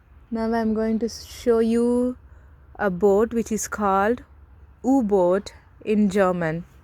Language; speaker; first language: English; non-native, local second language; Tamil